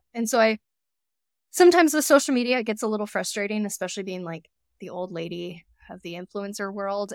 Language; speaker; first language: English; native; English